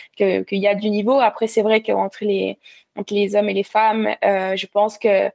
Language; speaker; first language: French; native; French